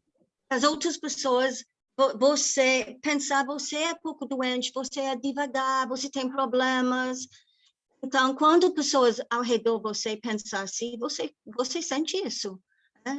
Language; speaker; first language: Portuguese; non-native, fluent; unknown